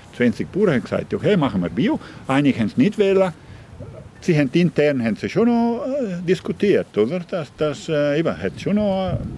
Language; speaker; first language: German; non-native, local second language; Italian